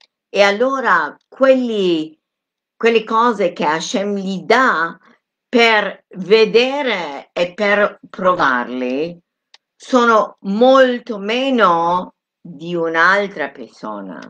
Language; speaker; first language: Italian; non-native, fluent; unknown